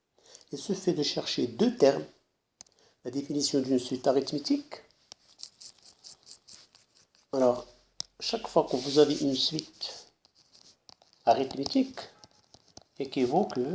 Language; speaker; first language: French; non-native, local second language; Arabic